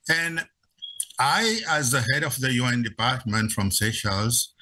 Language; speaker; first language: English; non-native, fluent; Seselwa Creole French